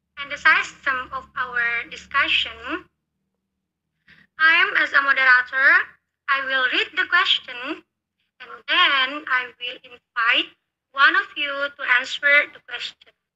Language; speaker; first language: English; non-native, learner; Indonesian